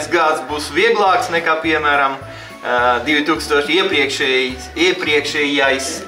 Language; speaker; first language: Latvian; non-native, local second language; Russian